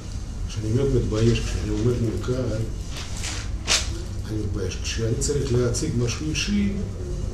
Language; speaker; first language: Hebrew; non-native, fluent; Russian